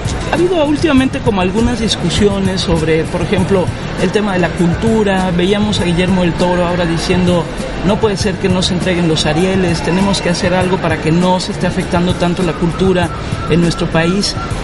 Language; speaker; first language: Spanish; native; Spanish